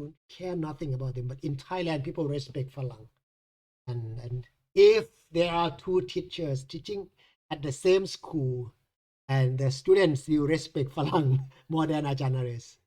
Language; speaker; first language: English; non-native, fluent; Thai